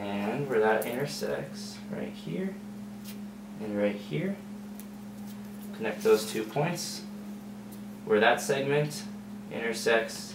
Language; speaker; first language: English; native; English